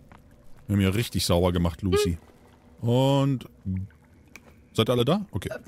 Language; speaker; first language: German; native; German